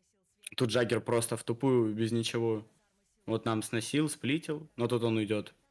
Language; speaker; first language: Russian; native; Russian